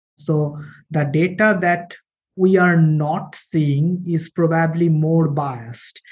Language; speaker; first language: English; non-native, local second language; Bangla